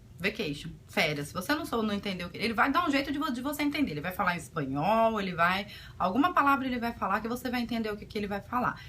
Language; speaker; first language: Portuguese; native; Portuguese